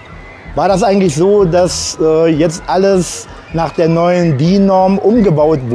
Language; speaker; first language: German; native; German